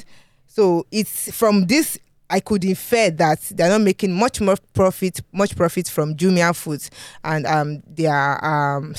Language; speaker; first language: English; non-native, local second language; Yoruba